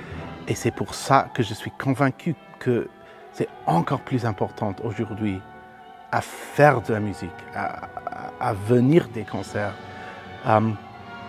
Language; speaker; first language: French; non-native, fluent; English